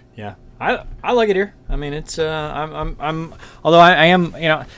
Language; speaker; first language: English; native; English